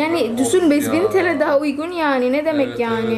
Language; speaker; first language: Turkish; non-native, learner; Indonesian